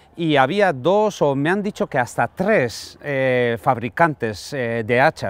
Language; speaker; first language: Spanish; non-native, local second language; Basque